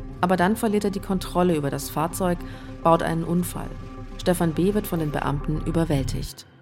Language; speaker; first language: German; native; German